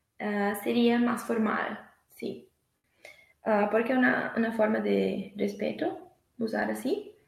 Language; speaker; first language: Spanish; non-native, fluent; Portuguese